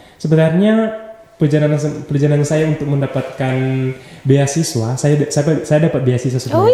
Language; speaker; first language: Indonesian; non-native, local second language; Nias